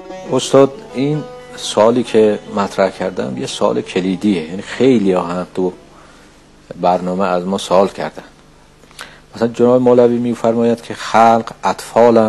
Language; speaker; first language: Persian; native; Persian